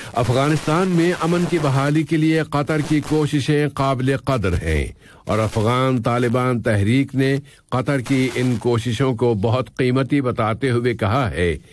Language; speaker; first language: Urdu; native; Urdu